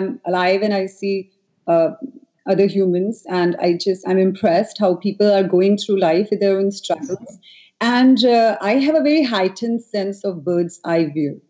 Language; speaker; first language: English; non-native, local second language; Hindi